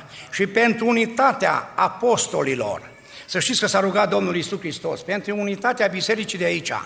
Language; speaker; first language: Romanian; native; Romanian